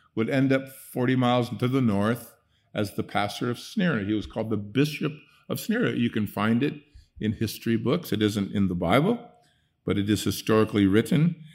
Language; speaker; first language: English; early bilingual, other home language; Dutch